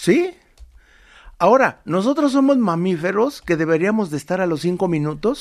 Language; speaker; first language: Spanish; native; Spanish